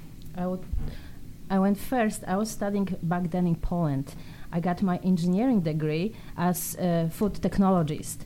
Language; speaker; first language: English; non-native, fluent; Polish